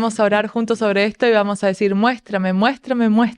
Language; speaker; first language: Spanish; native; Spanish